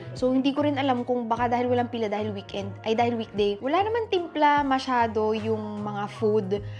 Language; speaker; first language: Filipino; native; Filipino